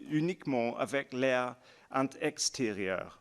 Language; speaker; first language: French; non-native, learner; English